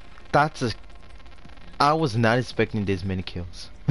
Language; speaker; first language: English; non-native, fluent; Spanish